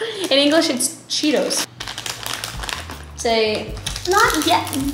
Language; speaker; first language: English; native; English